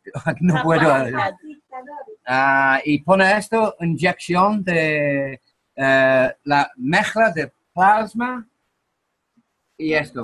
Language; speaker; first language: Spanish; non-native, learner; English